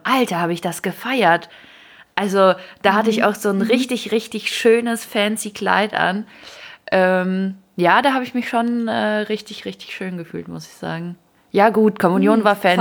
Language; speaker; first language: German; early bilingual, other home language; Ukrainian